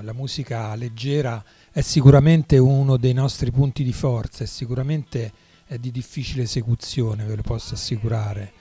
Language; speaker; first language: Italian; native; Italian